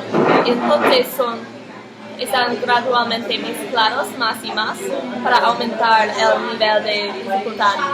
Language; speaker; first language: Spanish; non-native, learner; English